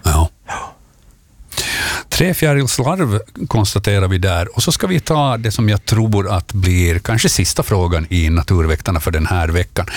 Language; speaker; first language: Swedish; native; Swedish